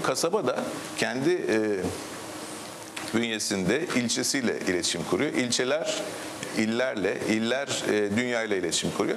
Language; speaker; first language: Turkish; native; Turkish